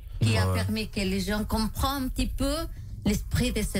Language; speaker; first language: French; non-native, local second language; Spanish